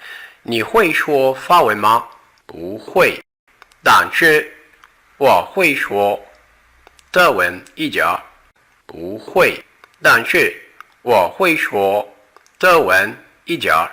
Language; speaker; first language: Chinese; non-native, learner; Portuguese